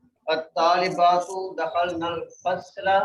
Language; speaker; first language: Arabic; non-native, learner; Urdu